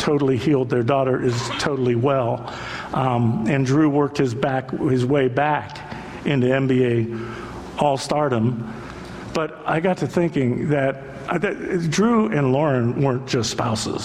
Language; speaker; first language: English; native; English